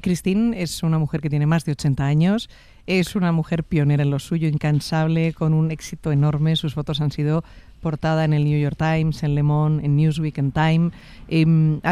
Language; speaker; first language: Spanish; native; Spanish